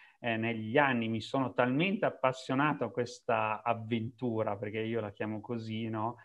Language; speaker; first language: Italian; native; Italian